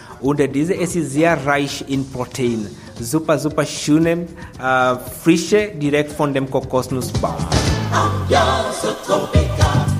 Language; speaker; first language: German; non-native, learner; Swahili